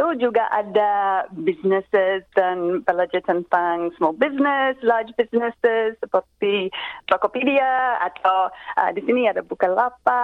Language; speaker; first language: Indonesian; non-native, fluent; English